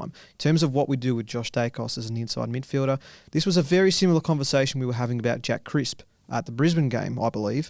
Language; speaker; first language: English; native; English